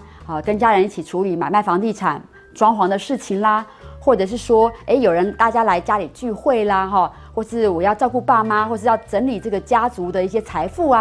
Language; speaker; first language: Chinese; native; Chinese